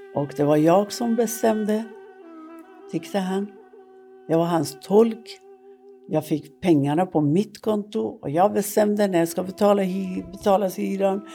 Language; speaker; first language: Swedish; non-native, fluent; Persian